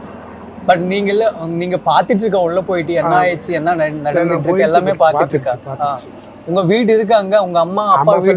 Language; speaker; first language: Tamil; non-native, learner; Telugu